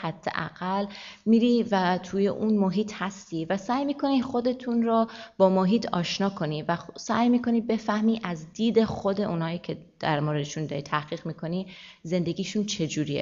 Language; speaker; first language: Persian; early bilingual, heritage; Persian